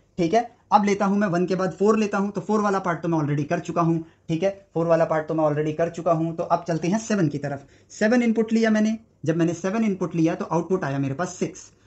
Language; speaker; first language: Hindi; native; Hindi